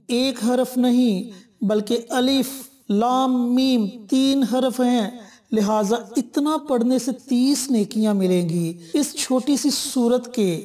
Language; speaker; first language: Urdu; native; Urdu